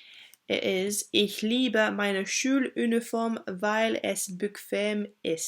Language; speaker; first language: German; non-native, fluent; English